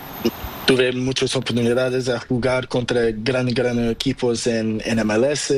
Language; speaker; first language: Spanish; non-native, learner; Portuguese